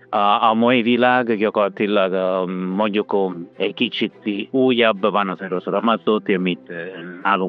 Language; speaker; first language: Hungarian; non-native, fluent; Italian